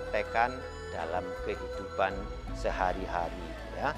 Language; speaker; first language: Indonesian; native; Indonesian